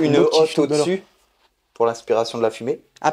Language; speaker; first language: French; native; French